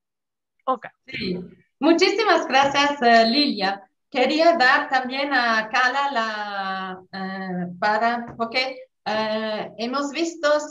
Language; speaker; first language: Spanish; non-native, fluent; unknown